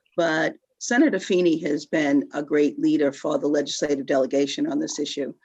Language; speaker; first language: English; native; English